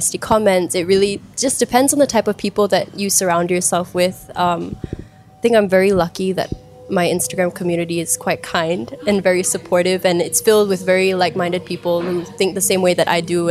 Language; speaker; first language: English; native; English